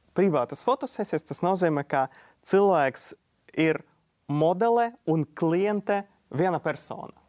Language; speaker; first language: Latvian; non-native, local second language; Russian